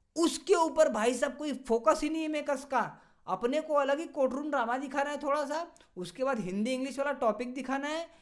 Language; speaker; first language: Hindi; native; Hindi